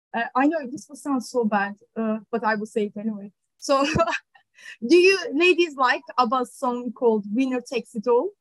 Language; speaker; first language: English; non-native, fluent; Turkish